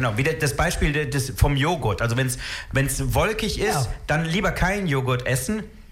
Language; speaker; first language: German; early bilingual, other home language; Italian